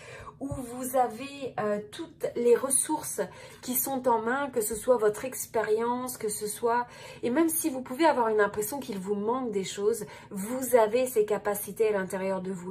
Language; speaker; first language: French; native; French